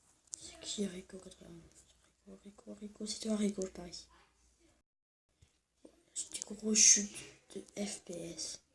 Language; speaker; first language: French; native; French